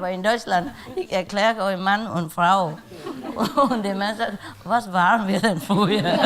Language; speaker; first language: German; non-native, learner; Vietnamese